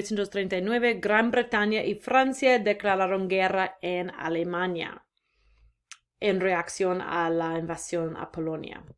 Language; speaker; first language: Spanish; non-native, fluent; English